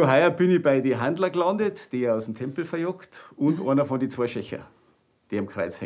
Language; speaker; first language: German; native; German